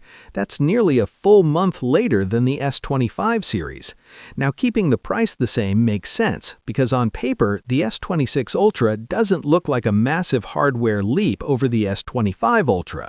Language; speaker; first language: English; native; English